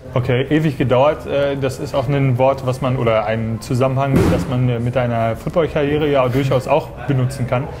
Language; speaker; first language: German; native; German